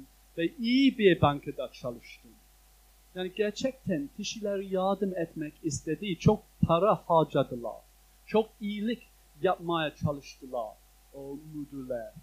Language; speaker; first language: Turkish; non-native, fluent; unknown